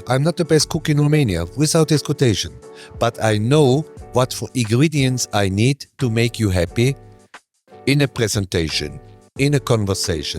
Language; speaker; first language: English; non-native, learner; German